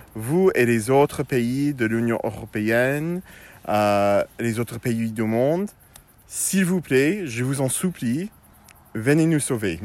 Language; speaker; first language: French; non-native, fluent; English